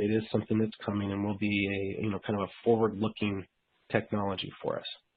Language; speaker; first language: English; native; English